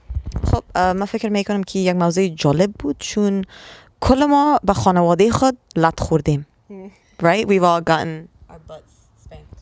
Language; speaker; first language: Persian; early bilingual, heritage; Persian